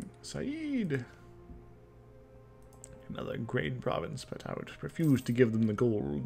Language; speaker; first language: English; native; English